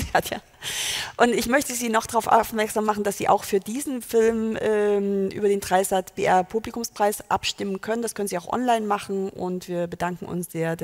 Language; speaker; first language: German; native; German